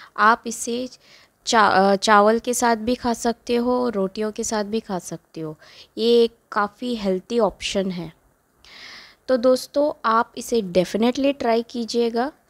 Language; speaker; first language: Hindi; non-native, local second language; Konkani